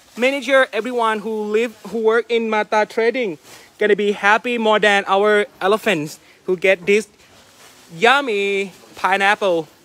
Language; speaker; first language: English; non-native, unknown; Thai